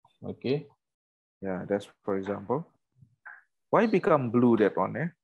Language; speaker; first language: English; non-native, learner; Indonesian